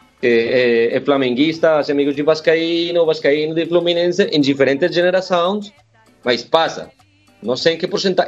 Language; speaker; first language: Portuguese; non-native, learner; Spanish